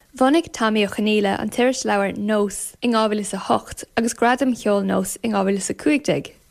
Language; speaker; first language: Irish; native; Irish